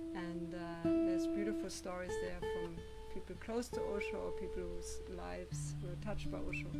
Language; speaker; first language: English; non-native, fluent; German